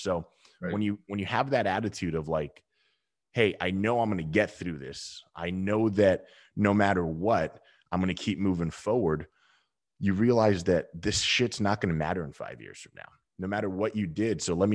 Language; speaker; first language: English; native; English